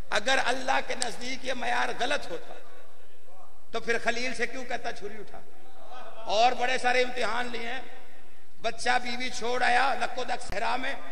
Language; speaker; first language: Urdu; non-native, local second language; Punjabi